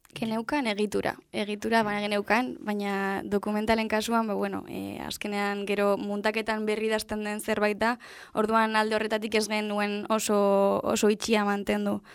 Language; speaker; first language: Basque; non-native, local second language; Spanish